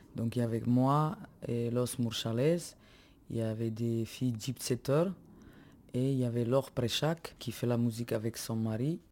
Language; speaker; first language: French; non-native, fluent; Romany